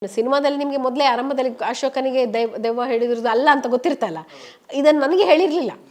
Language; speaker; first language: Kannada; non-native, local second language; Tulu